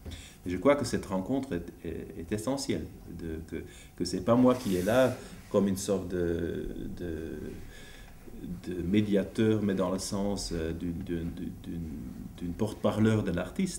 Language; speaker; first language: French; non-native, fluent; Dutch